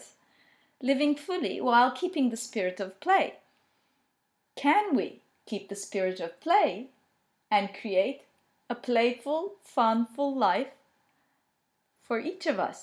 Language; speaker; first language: English; non-native, fluent; Turkish